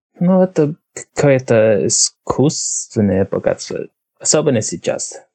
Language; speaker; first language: Russian; non-native, fluent; English